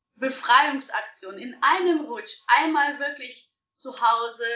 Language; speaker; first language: German; non-native, fluent; Russian